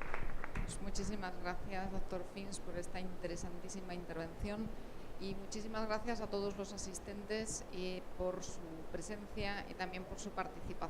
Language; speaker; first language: Spanish; native; Spanish